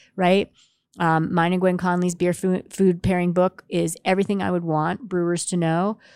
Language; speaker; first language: English; native; English